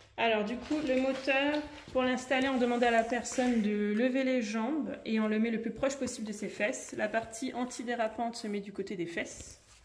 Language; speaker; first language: French; native; French